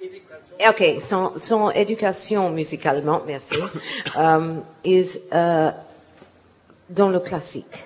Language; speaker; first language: French; non-native, learner; English